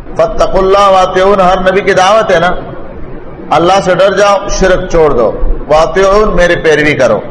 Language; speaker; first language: Urdu; non-native, local second language; Pashto